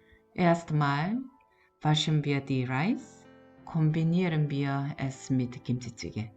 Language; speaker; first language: German; non-native, fluent; Korean